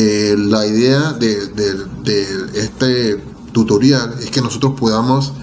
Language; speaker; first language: Spanish; native; Spanish